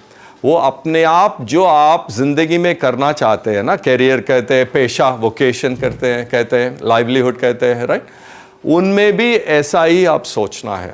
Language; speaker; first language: Hindi; non-native, local second language; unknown